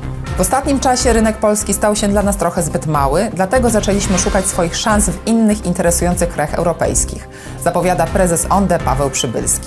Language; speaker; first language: Polish; native; Polish